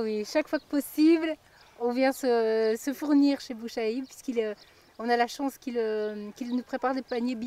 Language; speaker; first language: French; native; French